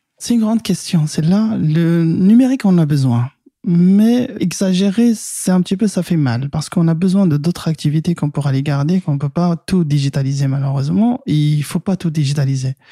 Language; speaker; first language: French; non-native, local second language; Arabic